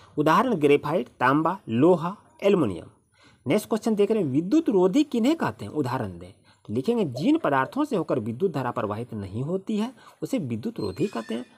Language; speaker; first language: Hindi; native; Hindi